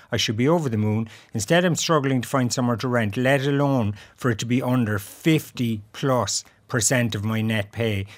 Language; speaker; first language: English; native; English